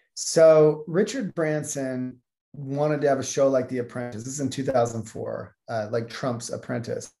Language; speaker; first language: English; native; English